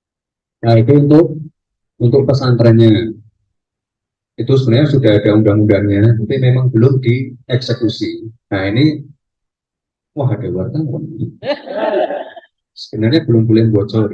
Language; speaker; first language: Indonesian; native; Indonesian